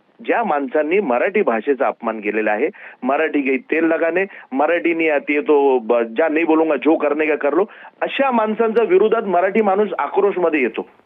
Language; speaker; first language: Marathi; non-native, local second language; Gujarati